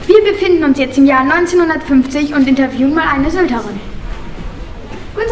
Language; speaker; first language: German; native; German